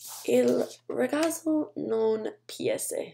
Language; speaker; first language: Italian; non-native, learner; English